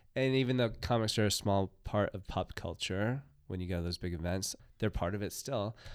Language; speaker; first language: English; native; English